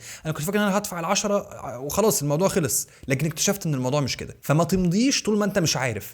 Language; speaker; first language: Arabic; native; Arabic